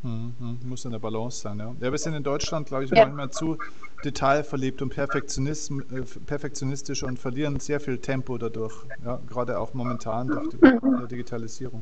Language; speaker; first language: German; native; German